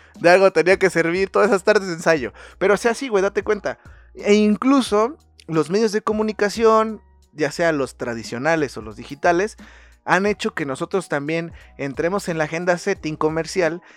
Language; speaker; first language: Spanish; native; Spanish